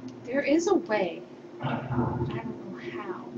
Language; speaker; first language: English; native; English